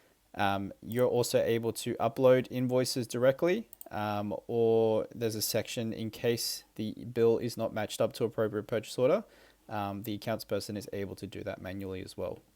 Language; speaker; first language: English; native; English